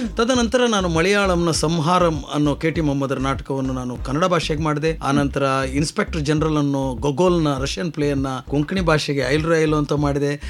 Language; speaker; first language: Kannada; non-native, local second language; Konkani